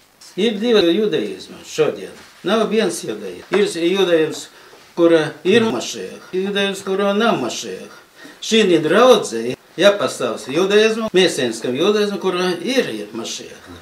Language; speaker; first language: Latvian; non-native, local second language; Russian